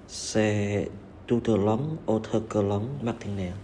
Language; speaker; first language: French; non-native, learner; Khmer